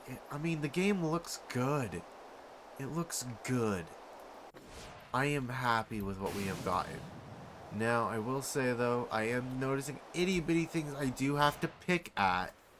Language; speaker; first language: English; native; English